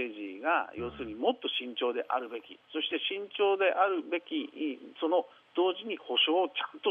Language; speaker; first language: Japanese; native; Japanese